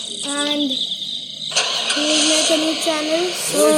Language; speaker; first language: English; non-native, learner; Hindi